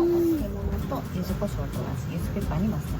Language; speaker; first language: Japanese; native; Japanese